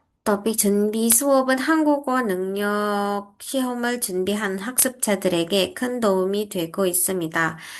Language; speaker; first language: Korean; non-native, fluent; Indonesian